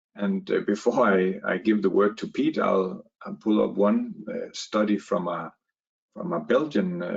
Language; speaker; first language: English; non-native, fluent; Danish